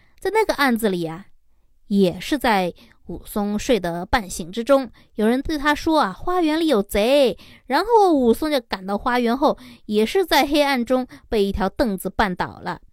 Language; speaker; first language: Chinese; native; Chinese